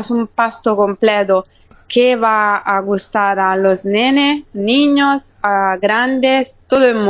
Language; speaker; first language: Spanish; non-native, fluent; Italian